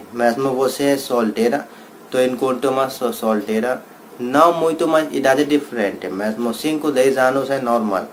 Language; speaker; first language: Portuguese; non-native, learner; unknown